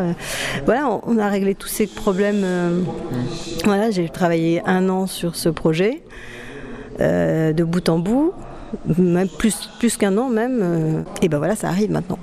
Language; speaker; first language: French; native; French